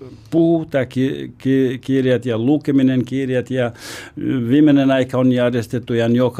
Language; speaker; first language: Finnish; non-native, learner; Albanian